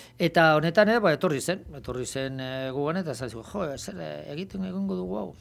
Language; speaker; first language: Basque; non-native, local second language; Spanish